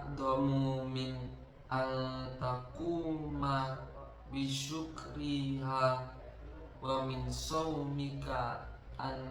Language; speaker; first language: Arabic; non-native, learner; Indonesian